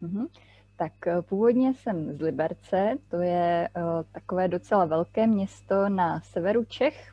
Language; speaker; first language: Czech; native; Czech